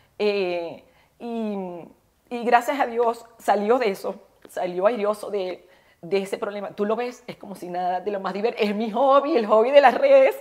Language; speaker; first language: Spanish; native; Spanish